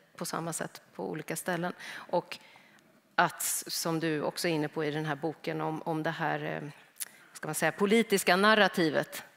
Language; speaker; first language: Swedish; native; Swedish